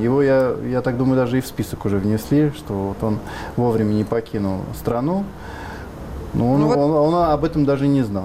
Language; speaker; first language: Russian; native; Russian